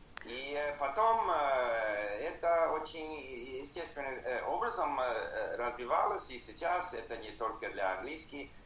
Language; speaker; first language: Russian; non-native, learner; English